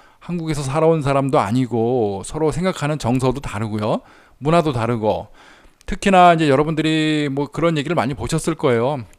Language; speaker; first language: Korean; native; Korean